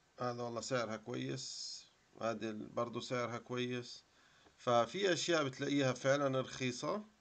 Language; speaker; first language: Arabic; native; Arabic